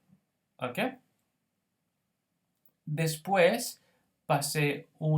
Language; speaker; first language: Spanish; non-native, fluent; English